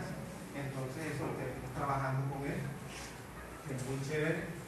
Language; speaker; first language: Spanish; native; Spanish